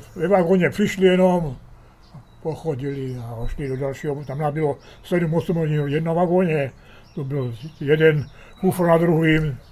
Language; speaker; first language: Czech; early bilingual, heritage; Czech